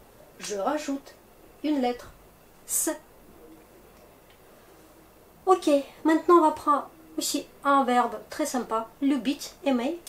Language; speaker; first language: French; non-native, fluent; Russian